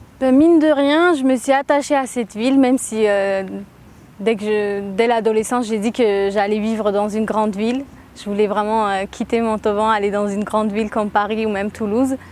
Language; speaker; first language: French; early bilingual, other home language; Armenian